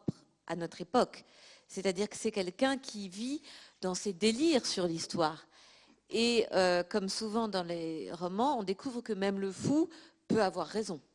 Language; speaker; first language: French; native; French